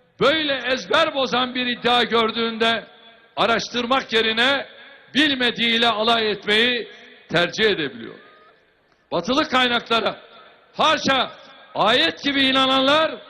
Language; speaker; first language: Turkish; native; Turkish